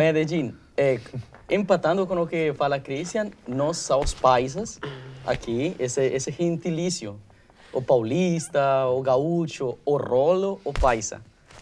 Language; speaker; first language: Portuguese; non-native, learner; Spanish